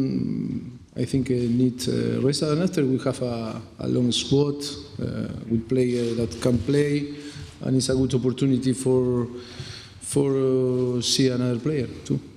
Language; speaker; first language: English; non-native, fluent; Spanish